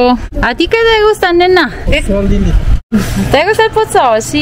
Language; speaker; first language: Spanish; non-native, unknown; Italian